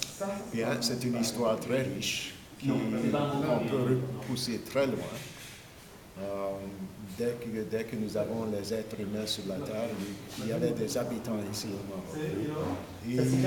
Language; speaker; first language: French; non-native, fluent; English